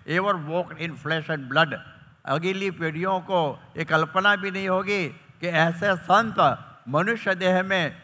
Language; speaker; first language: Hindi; non-native, local second language; Gujarati